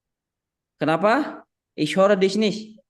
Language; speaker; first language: German; non-native, fluent; Indonesian